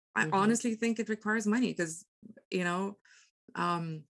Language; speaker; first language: English; non-native, local second language; Afrikaans